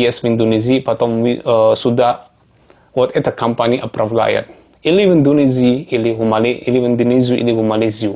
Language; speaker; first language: Russian; non-native, learner; Javanese